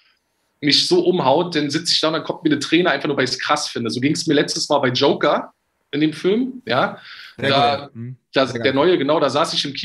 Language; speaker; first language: German; native; German